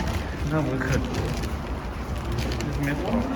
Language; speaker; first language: Russian; early bilingual, other home language; Tajik